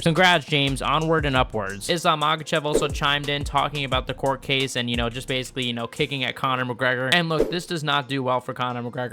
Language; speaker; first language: English; native; English